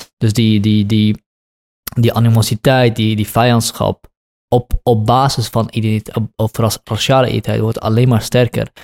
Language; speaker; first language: Dutch; early bilingual, other home language; Kurdish